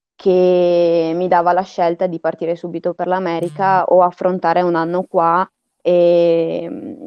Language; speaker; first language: Italian; native; Italian